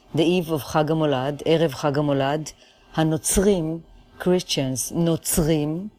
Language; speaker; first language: English; non-native, fluent; Hebrew